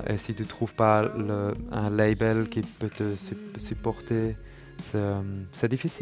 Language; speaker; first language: French; non-native, learner; German